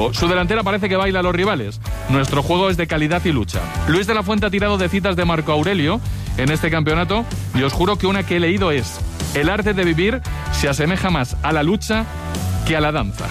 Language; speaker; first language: Spanish; native; Spanish